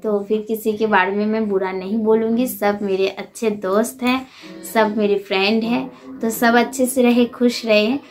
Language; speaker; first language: Hindi; non-native, fluent; Bangla